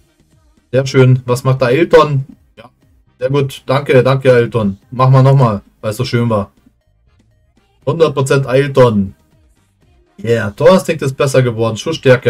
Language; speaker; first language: German; native; German